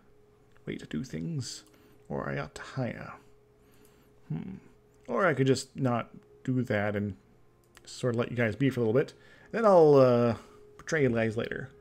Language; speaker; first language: English; native; English